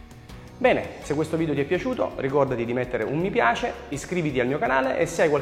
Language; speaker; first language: Italian; native; Italian